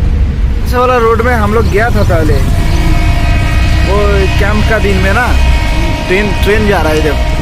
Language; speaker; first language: Hindi; non-native, local second language; Bangla